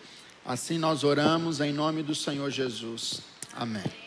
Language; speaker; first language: Portuguese; native; Portuguese